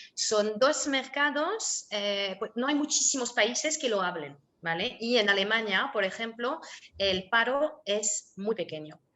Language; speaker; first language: Spanish; non-native, fluent; French